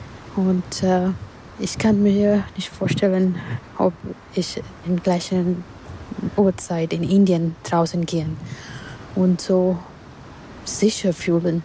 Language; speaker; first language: German; non-native, learner; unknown